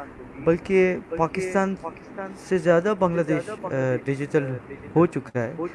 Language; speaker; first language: Hindi; non-native, fluent; Bangla